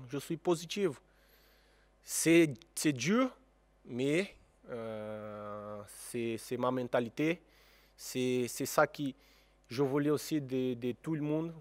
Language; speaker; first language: French; non-native, fluent; Portuguese